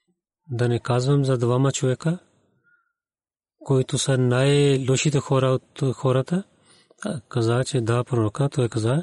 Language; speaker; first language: Bulgarian; non-native, learner; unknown